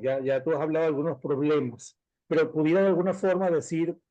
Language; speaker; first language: Spanish; native; Spanish